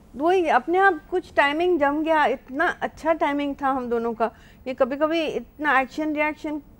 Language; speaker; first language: Hindi; non-native, local second language; Marathi